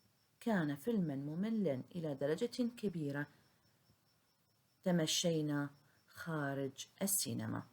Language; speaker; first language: Arabic; native; Arabic